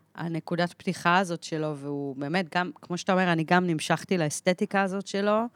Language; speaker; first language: Hebrew; early bilingual, other home language; English